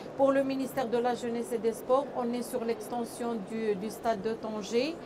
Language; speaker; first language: French; non-native, local second language; Arabic